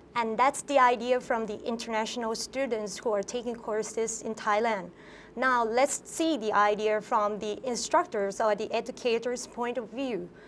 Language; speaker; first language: English; non-native, fluent; Thai